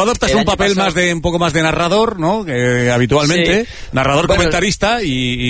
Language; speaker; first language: Spanish; native; Spanish